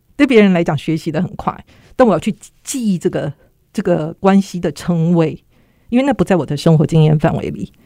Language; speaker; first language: Chinese; native; Chinese